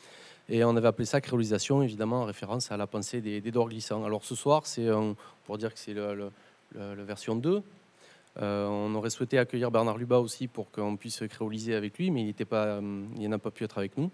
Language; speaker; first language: French; native; French